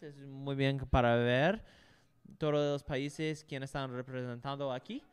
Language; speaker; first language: Spanish; non-native, learner; English